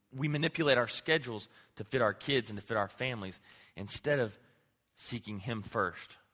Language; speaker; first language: English; native; English